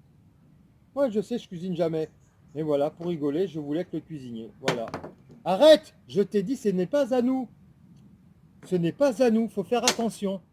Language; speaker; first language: French; native; French